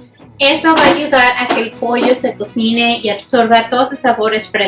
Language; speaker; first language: Spanish; native; Spanish